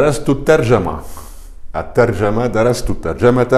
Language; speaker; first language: Arabic; non-native, fluent; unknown